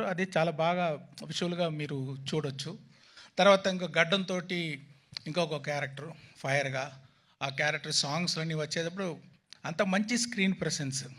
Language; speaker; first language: Telugu; non-native, fluent; Tamil